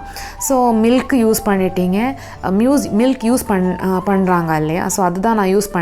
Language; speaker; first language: Tamil; non-native, learner; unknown